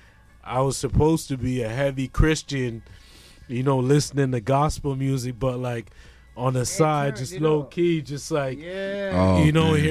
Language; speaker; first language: English; early bilingual, other home language; Jamaican Creole English